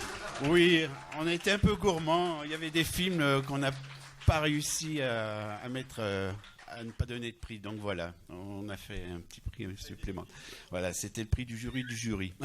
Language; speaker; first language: French; native; French